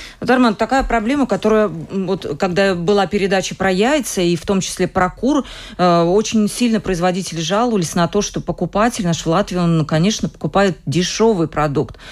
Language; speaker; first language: Russian; native; Russian